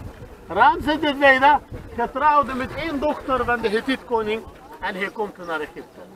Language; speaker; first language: Dutch; non-native, learner; Arabic